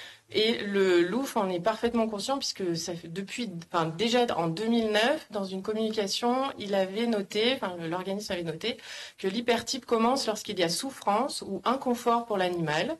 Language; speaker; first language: French; native; French